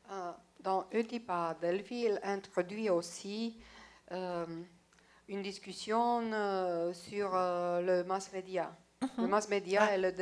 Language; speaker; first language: French; non-native, fluent; Romanian